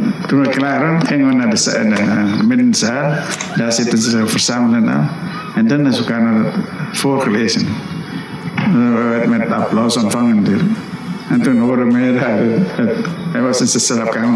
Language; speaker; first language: Dutch; non-native, local second language; Minangkabau